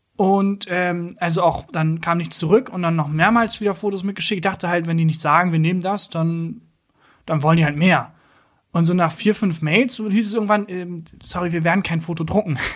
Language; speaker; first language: German; native; German